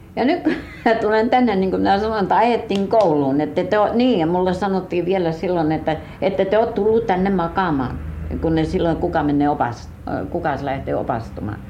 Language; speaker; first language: Finnish; early bilingual, heritage; Finnish